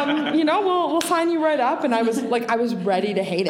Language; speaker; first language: English; native; English